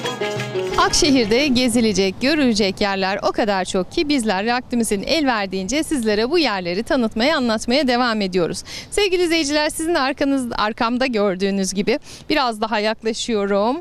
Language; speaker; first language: Turkish; native; Turkish